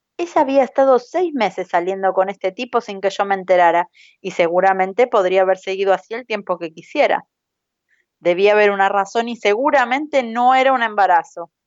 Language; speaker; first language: Spanish; native; Spanish